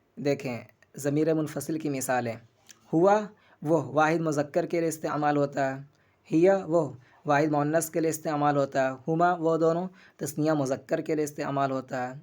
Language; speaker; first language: Urdu; native; Urdu